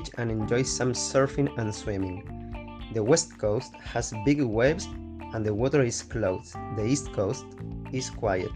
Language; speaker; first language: English; non-native, fluent; Spanish